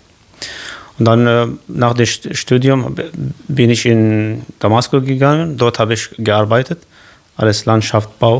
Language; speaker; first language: German; non-native, learner; Kurdish